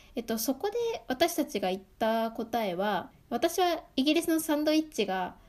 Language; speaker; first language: Japanese; native; Japanese